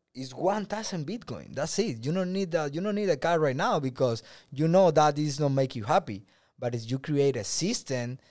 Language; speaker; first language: English; non-native, learner; Spanish